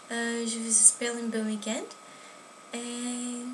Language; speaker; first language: French; non-native, learner; English